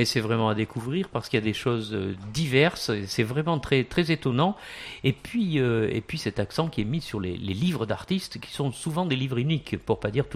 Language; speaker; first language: French; native; French